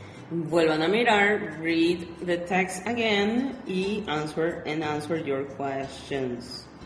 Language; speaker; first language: English; non-native, fluent; Spanish